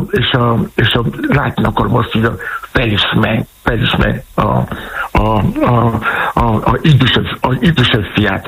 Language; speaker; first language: Hungarian; non-native, learner; Yoruba